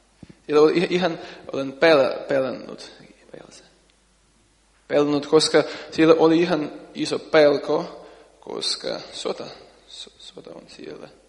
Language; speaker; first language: Finnish; non-native, learner; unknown